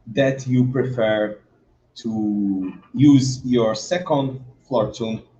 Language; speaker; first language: English; non-native, learner; Portuguese